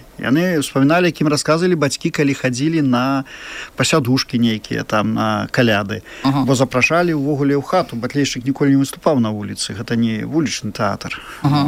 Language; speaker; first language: Belarusian; native; Belarusian